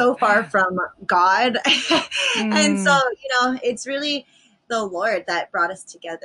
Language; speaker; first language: English; native; English